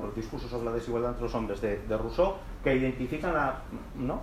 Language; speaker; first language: Spanish; non-native, local second language; Catalan